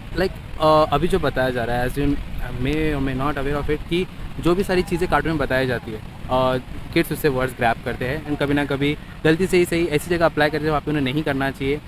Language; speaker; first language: Hindi; native; Hindi